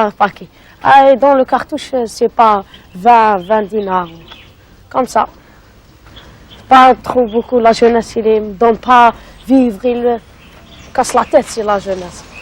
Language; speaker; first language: French; non-native, learner; Arabic